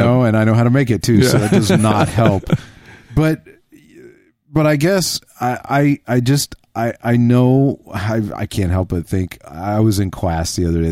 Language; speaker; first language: English; native; English